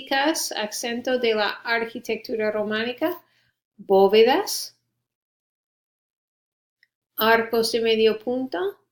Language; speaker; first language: Spanish; non-native, fluent; English